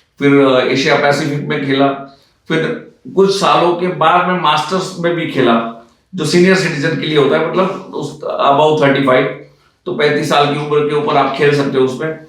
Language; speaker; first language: Hindi; non-native, local second language; Marathi